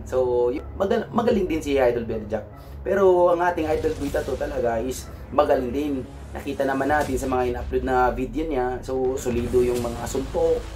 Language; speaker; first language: Filipino; non-native, local second language; Cebuano